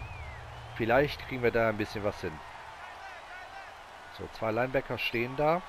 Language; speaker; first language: German; native; German